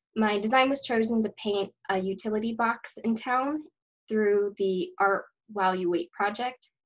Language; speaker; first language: English; native; English